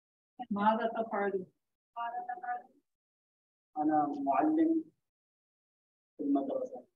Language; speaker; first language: Arabic; non-native, learner; Urdu